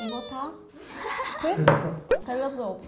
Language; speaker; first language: Korean; non-native, learner; Russian